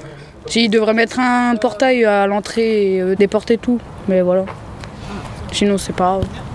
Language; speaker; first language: French; native; French